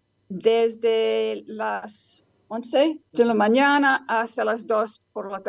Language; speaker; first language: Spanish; non-native, learner; English